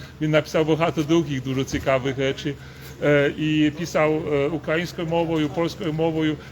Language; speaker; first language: Ukrainian; non-native, learner; Polish